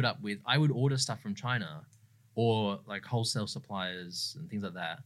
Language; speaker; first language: English; native; English